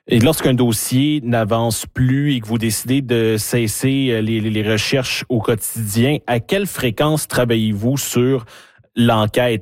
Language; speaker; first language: French; native; French